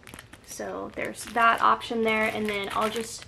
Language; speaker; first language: English; native; English